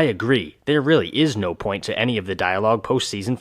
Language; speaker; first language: English; native; English